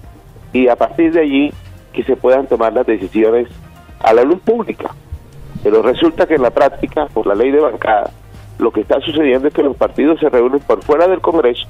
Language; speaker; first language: Spanish; native; Spanish